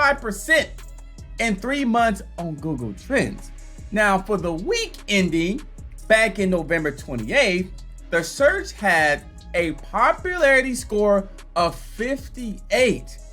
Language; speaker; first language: English; native; English